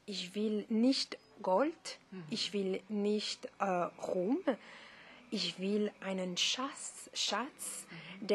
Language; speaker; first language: German; non-native, learner; French